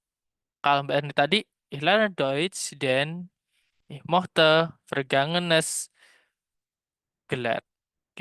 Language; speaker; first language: German; non-native, fluent; Indonesian